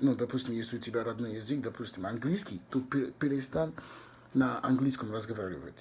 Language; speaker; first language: Russian; non-native, fluent; English